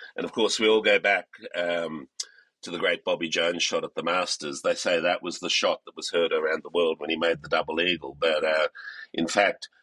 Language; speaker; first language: English; native; English